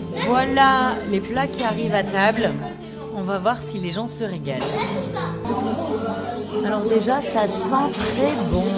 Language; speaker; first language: French; native; French